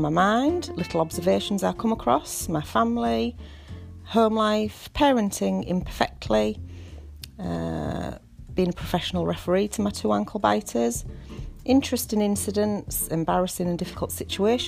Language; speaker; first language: English; native; English